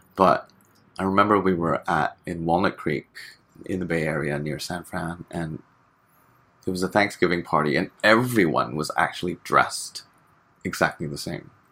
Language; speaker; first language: English; native; English